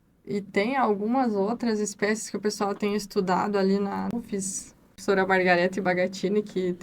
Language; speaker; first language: Portuguese; native; Portuguese